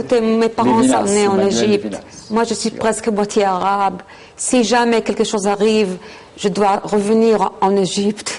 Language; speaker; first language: French; non-native, fluent; Hebrew